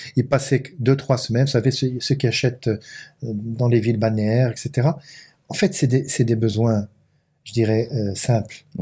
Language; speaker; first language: French; non-native, local second language; Arabic